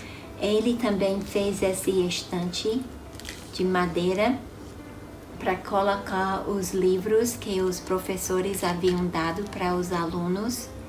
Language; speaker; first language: Portuguese; non-native, fluent; English